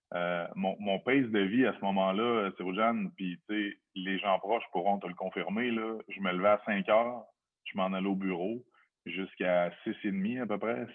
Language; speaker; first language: French; native; French